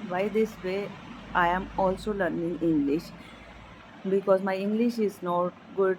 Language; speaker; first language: English; non-native, learner; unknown